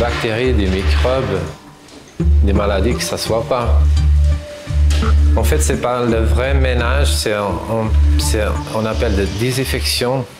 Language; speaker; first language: French; non-native, fluent; Portuguese